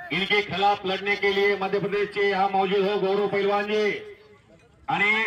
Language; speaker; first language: Hindi; non-native, local second language; Marathi